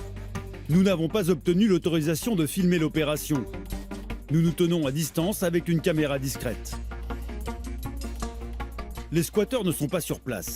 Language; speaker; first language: French; native; French